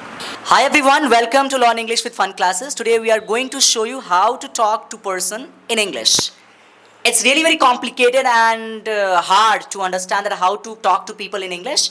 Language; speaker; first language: English; non-native, local second language; Hindi